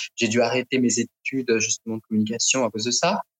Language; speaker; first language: French; native; French